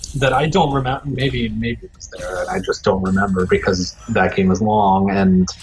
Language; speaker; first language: English; native; English